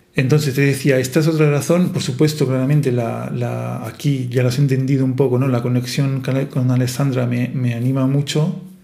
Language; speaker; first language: Spanish; non-native, fluent; Italian